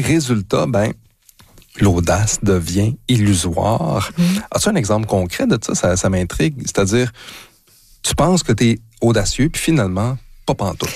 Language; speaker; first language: French; native; French